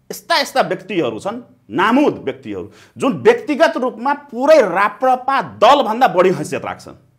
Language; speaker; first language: Nepali; non-native, local second language; Maithili